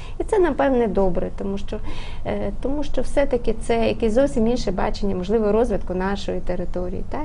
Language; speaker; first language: Ukrainian; native; Ukrainian